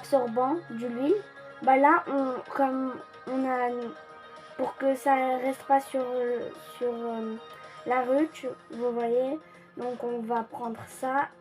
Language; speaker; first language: French; early bilingual, other home language; Polish